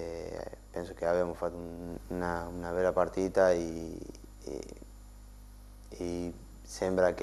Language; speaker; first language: Italian; non-native, learner; Spanish